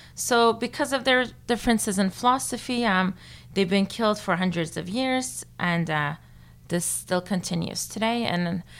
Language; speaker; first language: English; non-native, fluent; Turkish